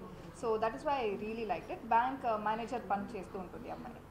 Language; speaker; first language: Telugu; non-native, learner; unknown